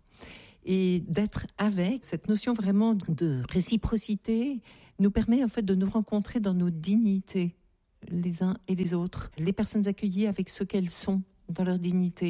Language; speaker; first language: French; native; French